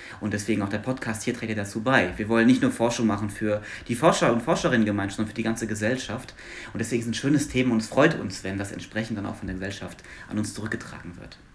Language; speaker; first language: German; non-native, local second language; Luxembourgish